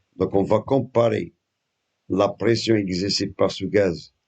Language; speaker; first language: French; non-native, local second language; Arabic